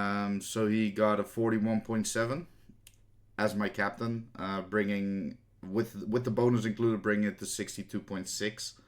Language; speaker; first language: English; non-native, fluent; Dutch